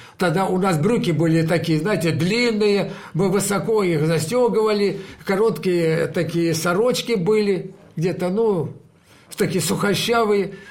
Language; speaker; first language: Russian; native; Russian